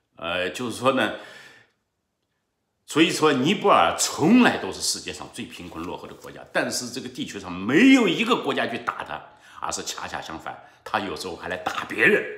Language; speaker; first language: Chinese; native; Chinese